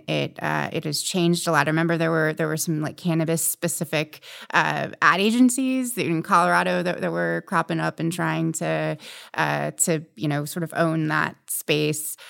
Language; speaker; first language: English; native; English